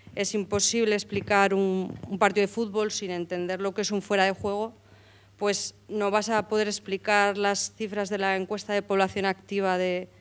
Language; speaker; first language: Spanish; native; Spanish